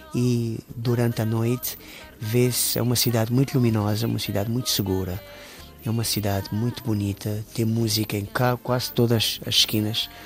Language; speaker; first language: Portuguese; non-native, local second language; Kabuverdianu